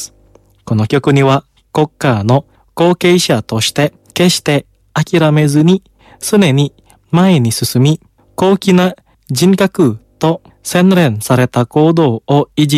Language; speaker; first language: Japanese; non-native, fluent; Indonesian